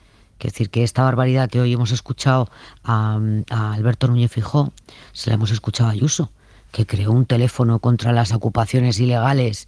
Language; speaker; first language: Spanish; native; Spanish